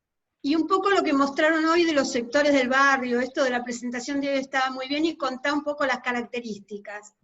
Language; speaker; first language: Spanish; native; Spanish